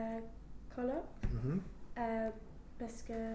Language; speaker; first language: French; non-native, learner; English